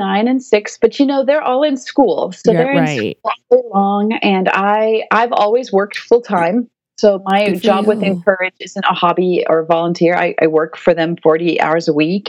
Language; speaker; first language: English; native; English